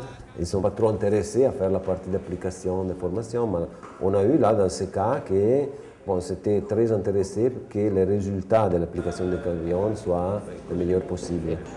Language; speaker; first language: French; non-native, fluent; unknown